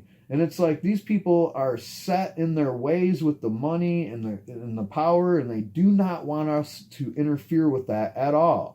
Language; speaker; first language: English; native; English